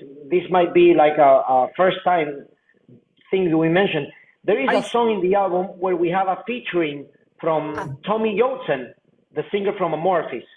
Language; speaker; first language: English; non-native, fluent; Spanish